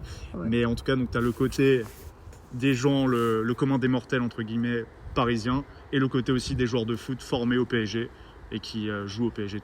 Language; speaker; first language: French; native; French